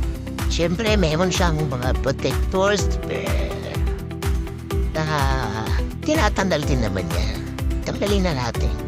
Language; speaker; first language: Filipino; native; Filipino